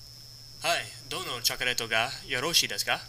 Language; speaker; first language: Japanese; non-native, learner; English